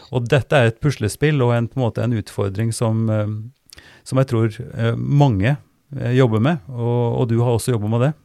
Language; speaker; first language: Norwegian; native; Norwegian